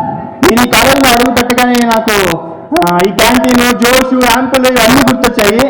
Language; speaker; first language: Telugu; native; Telugu